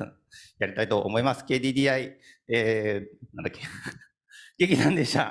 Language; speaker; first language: Japanese; native; Japanese